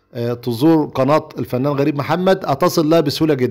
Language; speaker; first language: Arabic; native; Arabic